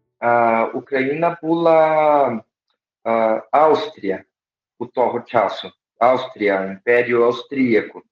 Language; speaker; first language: Ukrainian; early bilingual, heritage; Ukrainian